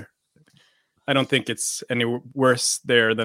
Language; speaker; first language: English; non-native, fluent; Swedish